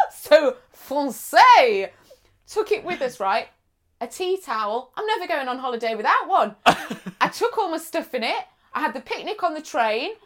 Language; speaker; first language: English; native; English